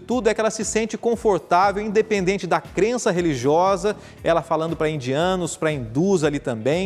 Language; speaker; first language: Portuguese; native; Portuguese